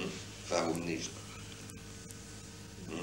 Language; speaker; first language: German; non-native, fluent; French